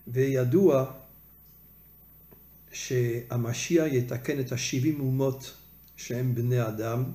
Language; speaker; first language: Hebrew; non-native, fluent; French